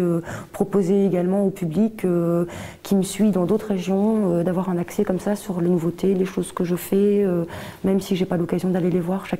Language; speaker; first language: French; native; French